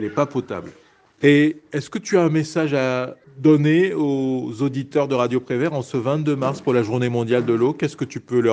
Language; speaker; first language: French; native; French